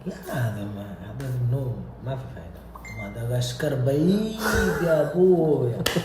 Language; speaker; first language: Arabic; non-native, learner; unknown